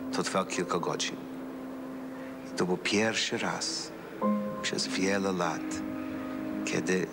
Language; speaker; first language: Polish; non-native, learner; English